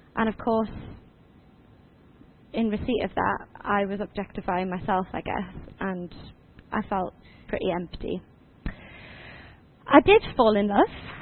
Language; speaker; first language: English; native; English